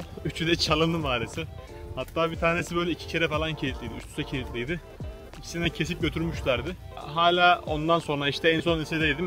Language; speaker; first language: Turkish; native; Turkish